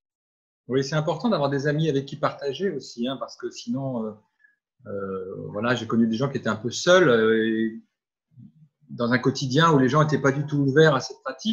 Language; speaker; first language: French; native; French